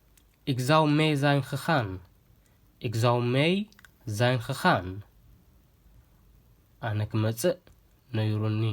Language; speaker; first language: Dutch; non-native, fluent; Tigrinya